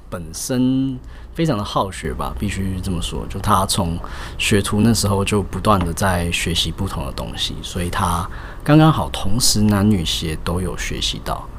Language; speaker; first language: Chinese; native; Chinese